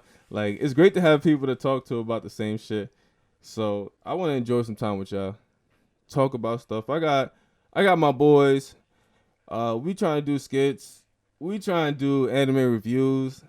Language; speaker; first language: English; native; English